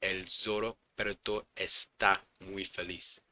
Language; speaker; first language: Spanish; non-native, learner; English